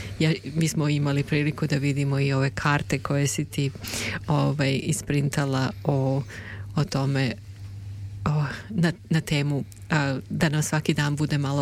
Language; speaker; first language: Serbian; native; Serbian